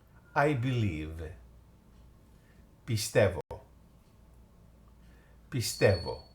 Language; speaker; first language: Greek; non-native, fluent; English